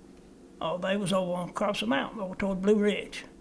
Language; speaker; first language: English; native; English